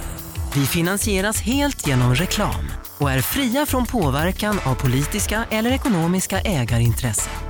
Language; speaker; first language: Swedish; native; Swedish